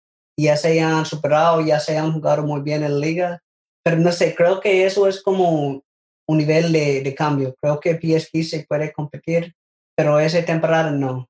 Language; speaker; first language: Spanish; non-native, learner; English